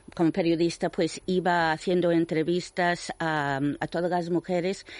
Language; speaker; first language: Spanish; non-native, fluent; English